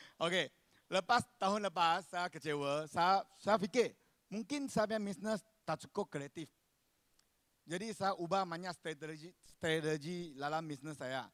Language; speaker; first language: Malay; non-native, local second language; Chinese